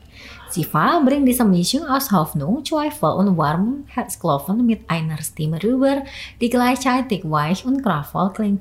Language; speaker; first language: German; non-native, fluent; Indonesian